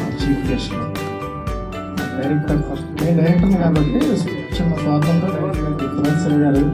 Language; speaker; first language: Telugu; non-native, learner; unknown